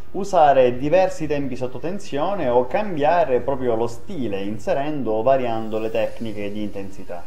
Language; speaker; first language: Italian; native; Italian